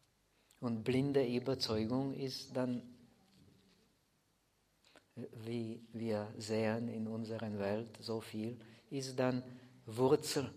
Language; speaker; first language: German; non-native, fluent; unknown